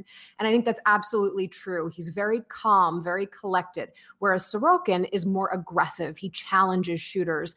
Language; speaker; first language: English; native; English